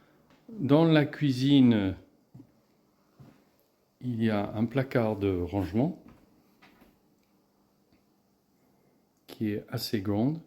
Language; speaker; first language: French; non-native, fluent; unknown